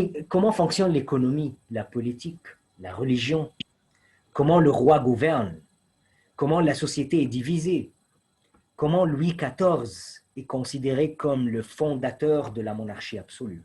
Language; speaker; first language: French; non-native, fluent; Arabic